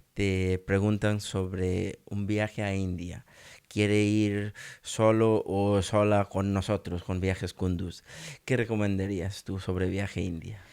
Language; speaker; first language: Spanish; non-native, learner; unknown